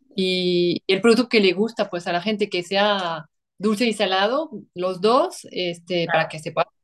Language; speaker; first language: Spanish; non-native, fluent; French